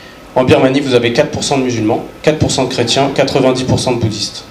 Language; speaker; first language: French; native; French